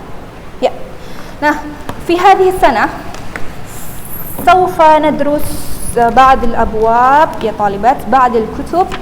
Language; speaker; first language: Arabic; non-native, fluent; Indonesian